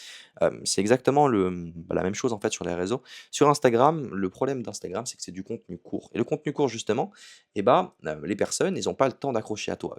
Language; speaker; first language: French; native; French